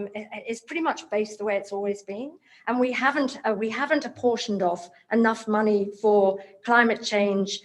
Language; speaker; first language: English; native; English